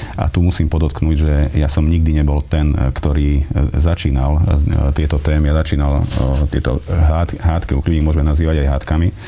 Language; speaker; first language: Slovak; non-native, local second language; Hungarian